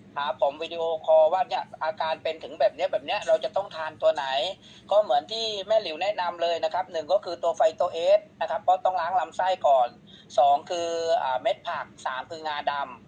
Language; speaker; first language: Thai; native; Thai